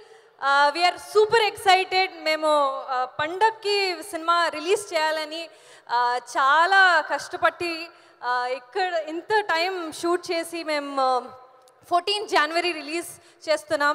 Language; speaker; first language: Telugu; non-native, learner; Kannada